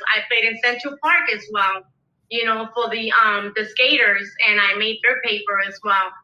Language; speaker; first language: English; early bilingual, other home language; Spanish